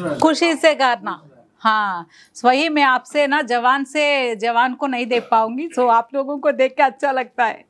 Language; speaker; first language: Hindi; non-native, local second language; Telugu